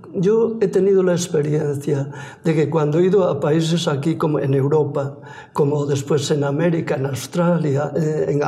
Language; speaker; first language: Spanish; native; Spanish